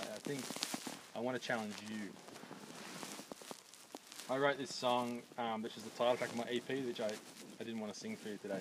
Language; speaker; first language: English; native; English